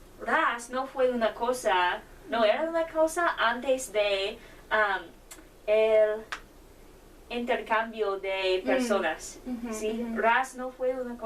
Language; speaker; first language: Spanish; non-native, learner; English